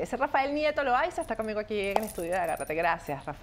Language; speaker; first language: Spanish; native; Spanish